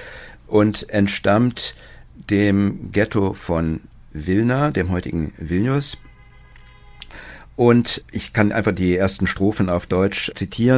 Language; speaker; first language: German; native; German